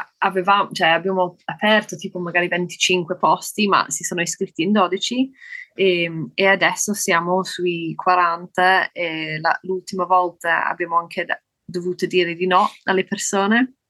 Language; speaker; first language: Italian; non-native, fluent; English